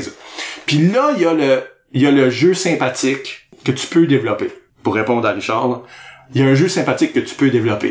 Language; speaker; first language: French; native; French